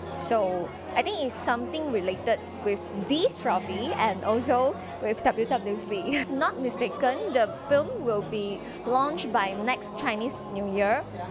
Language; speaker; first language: English; non-native, local second language; Chinese